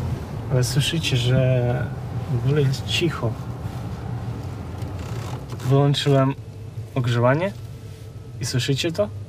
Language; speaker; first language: Polish; non-native, fluent; Ukrainian